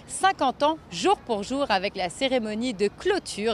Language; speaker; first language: French; native; French